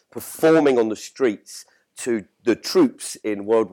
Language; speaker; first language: English; native; English